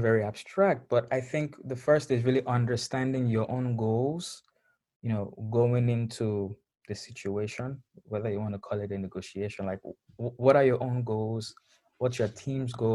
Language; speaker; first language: English; non-native, local second language; Yoruba